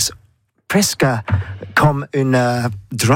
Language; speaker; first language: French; non-native, learner; English